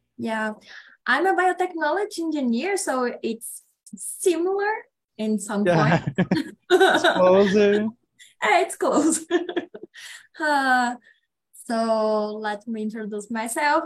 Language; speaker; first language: English; non-native, learner; Portuguese